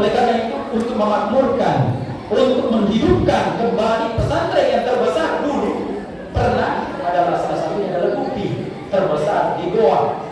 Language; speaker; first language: Indonesian; non-native, local second language; Buginese